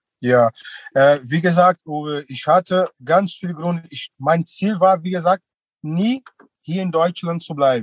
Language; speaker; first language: German; non-native, fluent; Portuguese